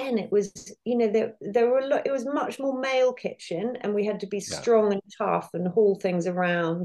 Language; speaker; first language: English; native; English